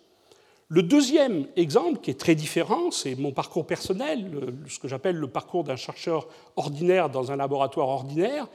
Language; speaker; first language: French; native; French